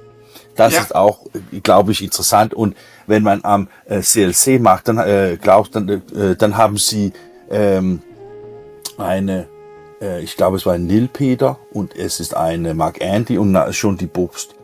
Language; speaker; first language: German; non-native, learner; Danish